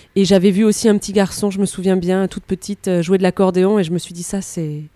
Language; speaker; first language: French; native; French